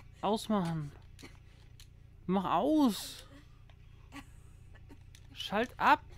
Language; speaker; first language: German; native; German